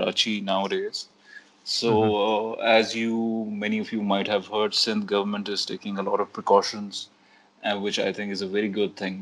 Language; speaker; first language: English; non-native, local second language; Urdu